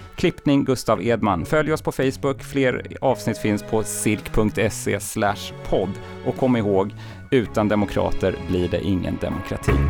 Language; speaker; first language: Swedish; native; Swedish